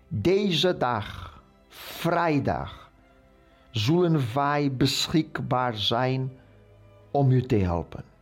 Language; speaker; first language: Dutch; non-native, local second language; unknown